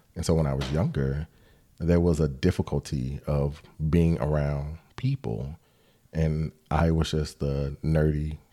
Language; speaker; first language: English; native; English